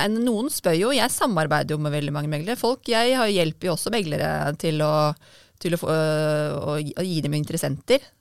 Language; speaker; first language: Norwegian; native; Norwegian